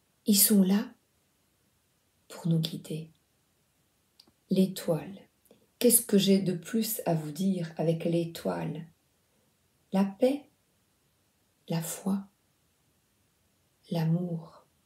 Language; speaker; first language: French; native; French